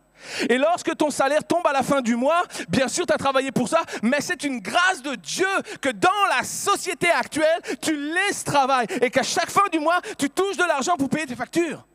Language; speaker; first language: French; native; French